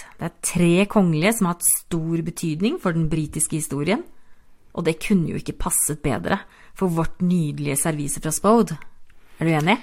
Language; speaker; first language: Norwegian; native; Norwegian